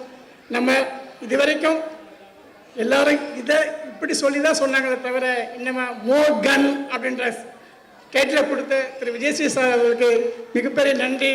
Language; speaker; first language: Tamil; native; Tamil